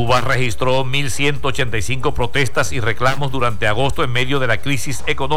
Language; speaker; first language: Spanish; native; Spanish